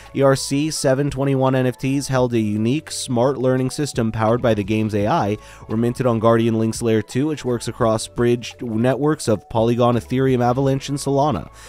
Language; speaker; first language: English; native; English